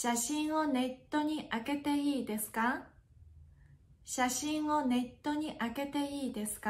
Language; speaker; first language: Japanese; non-native, fluent; Chinese